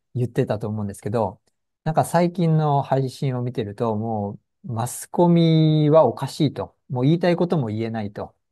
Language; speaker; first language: Japanese; native; Japanese